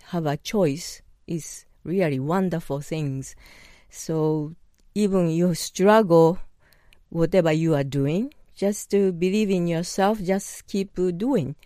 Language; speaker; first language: English; non-native, learner; Japanese